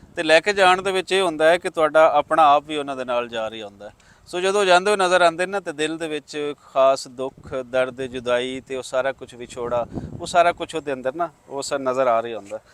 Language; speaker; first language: Punjabi; native; Punjabi